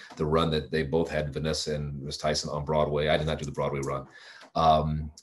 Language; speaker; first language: English; native; English